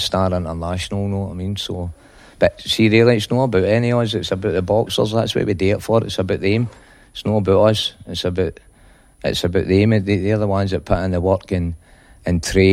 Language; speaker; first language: English; native; English